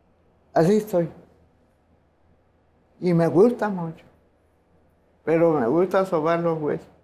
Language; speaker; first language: Spanish; non-native, local second language; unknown